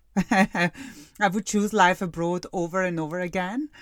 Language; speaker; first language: English; non-native, fluent; Italian